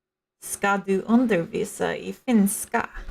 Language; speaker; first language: Swedish; non-native, learner; English